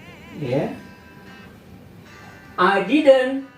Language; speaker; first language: English; non-native, fluent; Indonesian